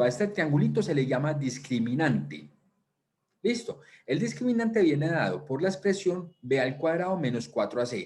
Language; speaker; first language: Spanish; native; Spanish